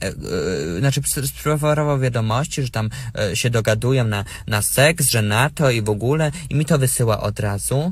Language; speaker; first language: Polish; native; Polish